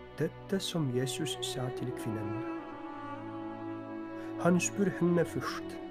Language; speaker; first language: Norwegian; non-native, fluent; Polish